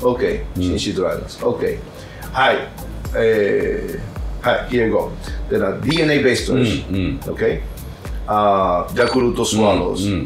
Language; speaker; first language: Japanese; non-native, learner; Spanish